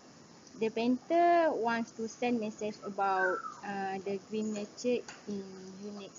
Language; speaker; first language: English; non-native, learner; Malay